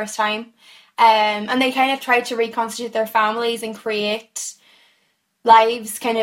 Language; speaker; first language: English; native; English